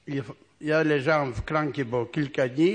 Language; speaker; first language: Polish; non-native, local second language; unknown